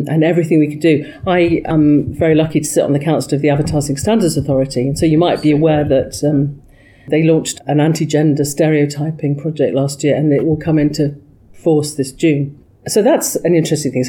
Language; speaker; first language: English; native; English